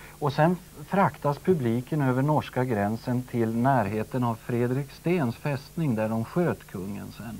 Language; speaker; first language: Swedish; native; Swedish